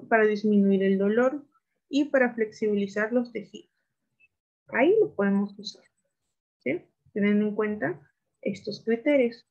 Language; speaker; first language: Spanish; native; Spanish